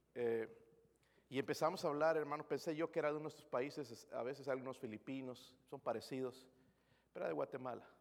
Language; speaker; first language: Spanish; native; Spanish